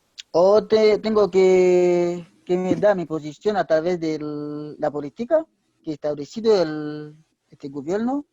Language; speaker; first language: Spanish; non-native, learner; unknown